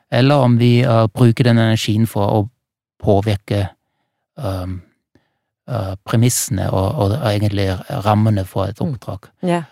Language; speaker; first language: Norwegian; non-native, fluent; German